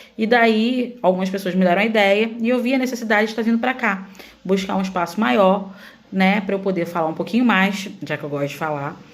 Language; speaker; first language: Portuguese; native; Portuguese